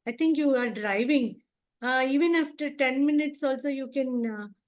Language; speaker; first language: English; non-native, local second language; Kannada